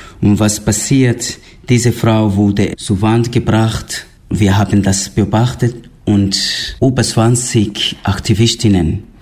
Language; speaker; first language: German; non-native, fluent; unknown